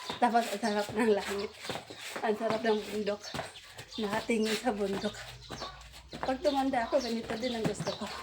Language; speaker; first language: Filipino; native; Filipino